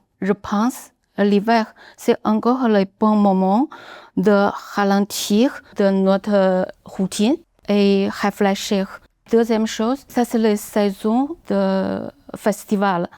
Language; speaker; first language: French; non-native, learner; Chinese